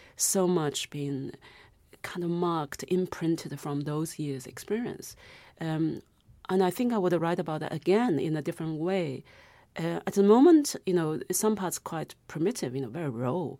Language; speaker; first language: English; non-native, fluent; Chinese